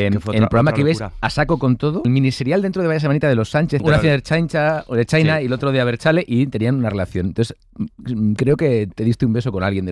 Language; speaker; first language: Spanish; native; Spanish